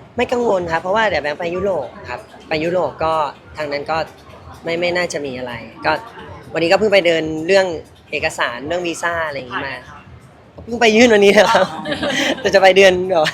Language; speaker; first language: Thai; native; Thai